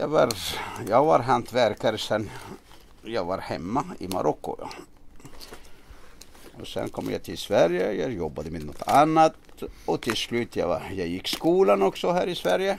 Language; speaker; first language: Swedish; non-native, fluent; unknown